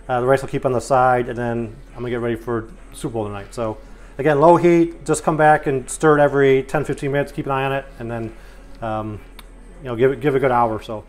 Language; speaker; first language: English; native; English